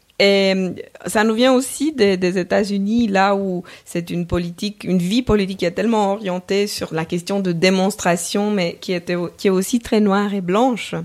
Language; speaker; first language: French; non-native, fluent; Romanian